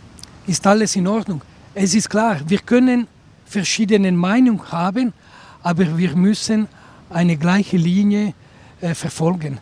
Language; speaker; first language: German; non-native, local second language; Italian